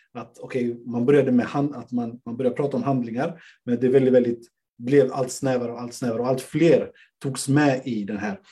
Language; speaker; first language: Swedish; native; Swedish